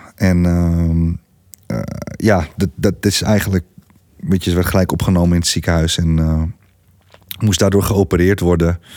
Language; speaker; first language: Dutch; early bilingual, other home language; Greek